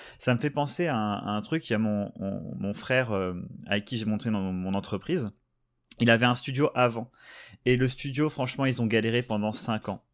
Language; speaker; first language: French; native; French